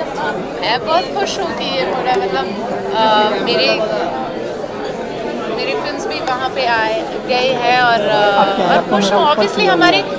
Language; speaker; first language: Hindi; non-native, local second language; French